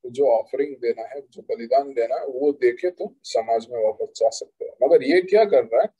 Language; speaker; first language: Hindi; non-native, local second language; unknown